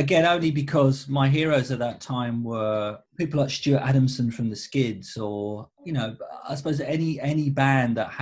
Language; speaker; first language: English; native; English